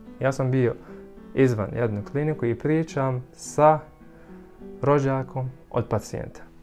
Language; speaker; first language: Bosnian; non-native, fluent; Arabic